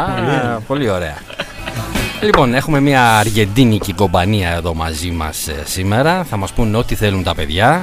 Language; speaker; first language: Greek; native; Greek